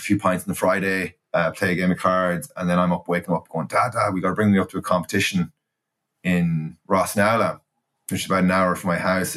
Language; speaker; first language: English; native; English